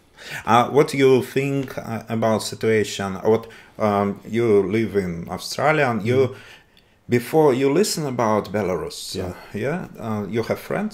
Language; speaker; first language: English; non-native, learner; Russian